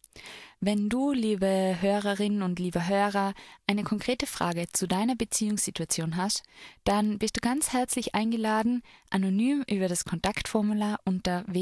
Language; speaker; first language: German; native; German